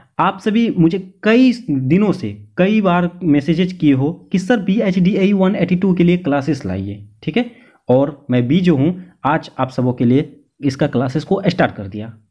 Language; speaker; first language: Hindi; native; Hindi